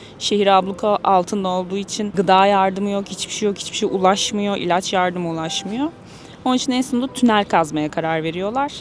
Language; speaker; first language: Turkish; native; Turkish